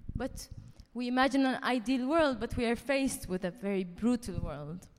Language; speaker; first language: English; early bilingual, heritage; Arabic